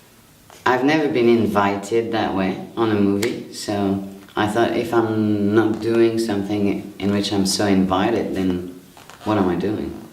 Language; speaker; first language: English; non-native, fluent; French